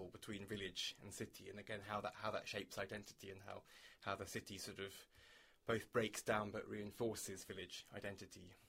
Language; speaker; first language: English; native; English